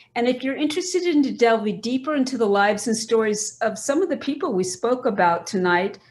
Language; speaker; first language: English; native; English